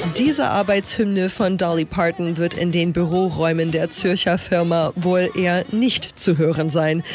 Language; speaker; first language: German; non-native, fluent; English